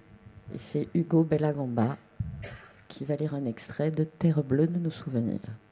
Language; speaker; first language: French; native; French